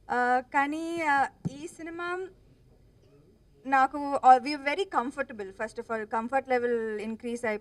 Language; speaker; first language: Telugu; non-native, local second language; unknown